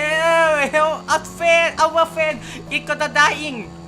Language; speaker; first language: English; non-native, learner; Thai